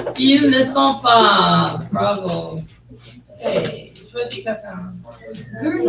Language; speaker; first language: French; non-native, fluent; English